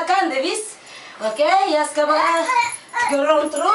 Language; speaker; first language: Swedish; non-native, learner; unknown